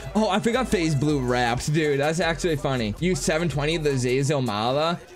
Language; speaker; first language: English; native; English